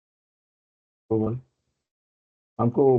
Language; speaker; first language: English; non-native, learner; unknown